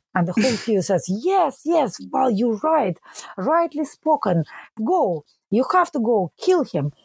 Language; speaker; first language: English; non-native, fluent; Russian